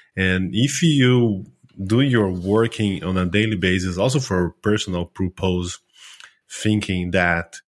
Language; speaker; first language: English; non-native, fluent; Portuguese